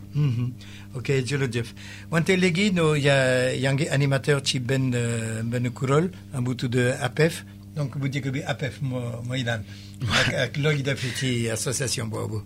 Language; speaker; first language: Wolof; native; Wolof